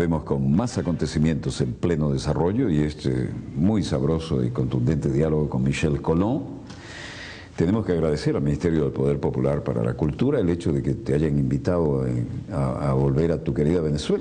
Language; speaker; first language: Spanish; native; Spanish